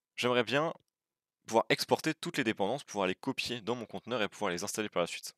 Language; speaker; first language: French; native; French